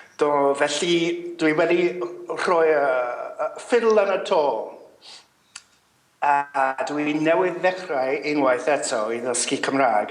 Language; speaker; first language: Welsh; non-native, learner; English